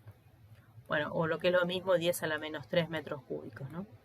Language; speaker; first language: Spanish; native; Spanish